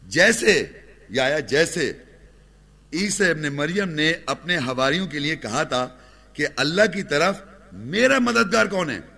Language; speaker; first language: Urdu; native; Urdu